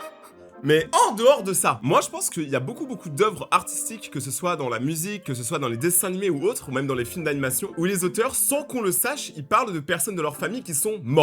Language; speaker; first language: French; native; French